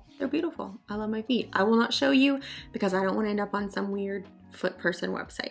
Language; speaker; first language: English; native; English